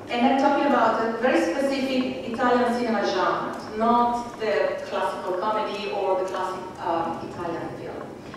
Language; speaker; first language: English; non-native, fluent; Italian